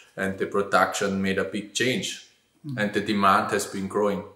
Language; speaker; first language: English; non-native, fluent; German